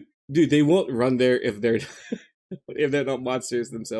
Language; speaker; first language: English; native; English